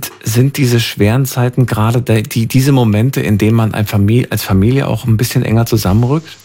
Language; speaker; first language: German; native; German